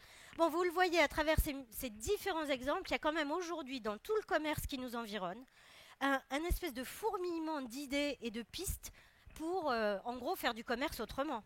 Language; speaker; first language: French; native; French